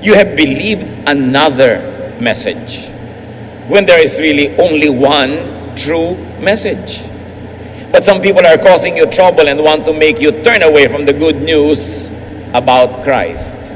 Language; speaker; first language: English; non-native, local second language; Filipino